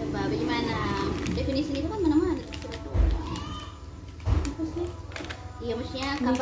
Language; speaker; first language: Indonesian; native; Indonesian